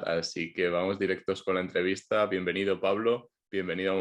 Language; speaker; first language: Spanish; native; Spanish